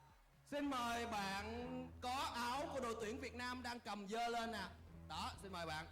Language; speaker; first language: Vietnamese; native; Vietnamese